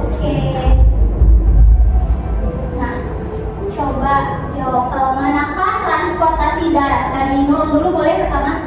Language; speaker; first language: Indonesian; native; Indonesian